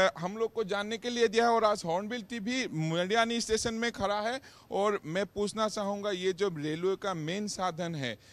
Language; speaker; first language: Hindi; non-native, local second language; Assamese